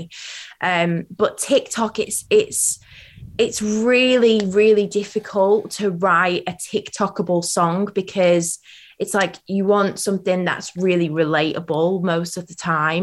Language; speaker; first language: English; native; English